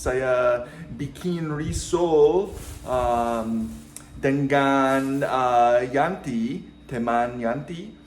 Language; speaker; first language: Indonesian; non-native, learner; English